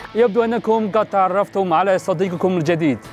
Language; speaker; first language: Arabic; non-native, fluent; Chinese